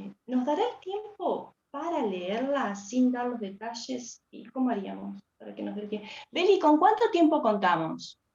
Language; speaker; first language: Spanish; native; Spanish